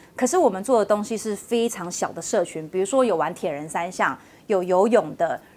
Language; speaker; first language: Chinese; native; Chinese